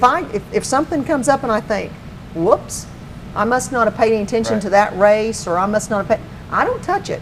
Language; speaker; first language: English; native; English